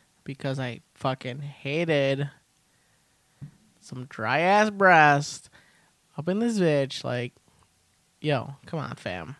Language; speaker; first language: English; early bilingual, other home language; Spanish